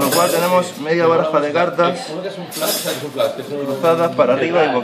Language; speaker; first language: Spanish; native; Spanish